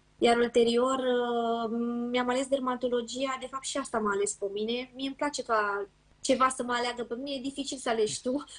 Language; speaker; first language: Romanian; native; Romanian